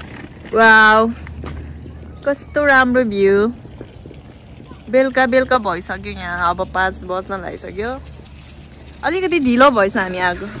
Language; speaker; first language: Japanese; non-native, learner; Nepali